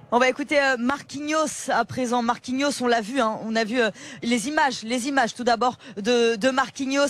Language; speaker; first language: French; native; French